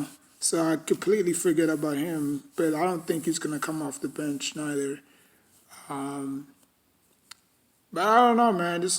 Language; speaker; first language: English; native; English